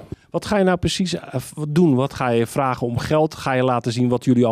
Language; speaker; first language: Dutch; native; Dutch